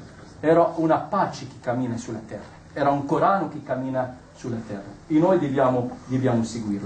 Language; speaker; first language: Italian; non-native, fluent; Arabic